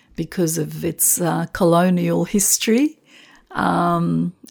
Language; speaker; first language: English; non-native, fluent; Macedonian